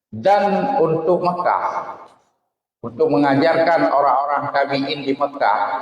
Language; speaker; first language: Malay; non-native, local second language; Achinese